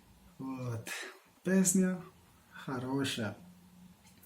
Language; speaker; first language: Russian; non-native, learner; Portuguese